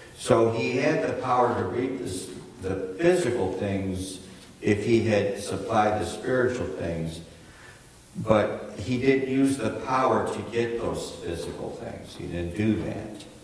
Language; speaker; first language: English; native; English